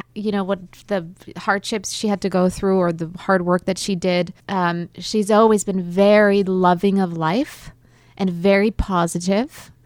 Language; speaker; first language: English; non-native, fluent; German